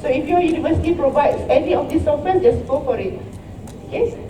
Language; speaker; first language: English; non-native, local second language; Malay